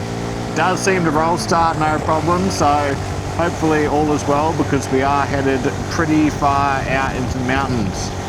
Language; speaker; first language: English; native; English